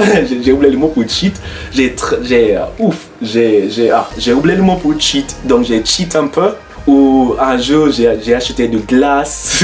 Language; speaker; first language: French; non-native, learner; English